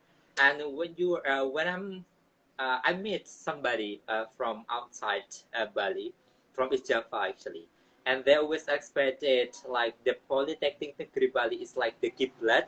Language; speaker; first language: English; non-native, local second language; Indonesian